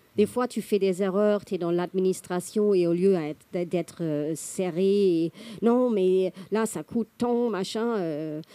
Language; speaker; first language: French; non-native, fluent; German